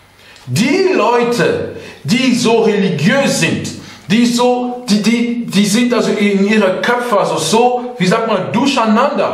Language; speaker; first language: German; non-native, fluent; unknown